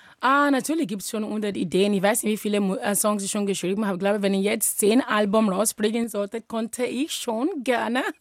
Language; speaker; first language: German; non-native, fluent; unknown